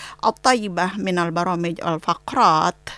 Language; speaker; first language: Arabic; non-native, fluent; Indonesian